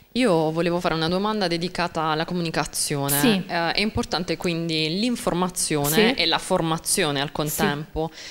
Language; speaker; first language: Italian; native; Italian